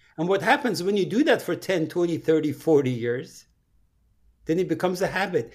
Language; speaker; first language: English; non-native, fluent; Persian